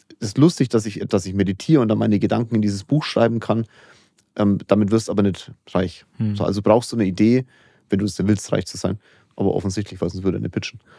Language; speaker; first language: German; native; German